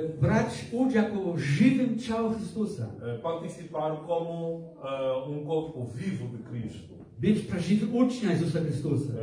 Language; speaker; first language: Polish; non-native, learner; Portuguese